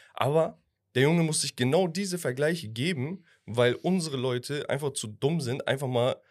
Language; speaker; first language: German; early bilingual, other home language; Turkish